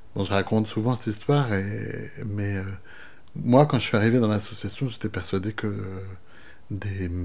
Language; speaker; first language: French; native; French